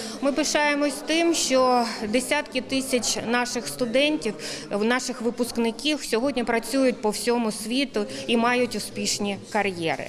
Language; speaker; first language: Ukrainian; native; Ukrainian